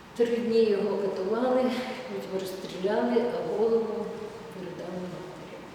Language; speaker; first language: Ukrainian; native; Ukrainian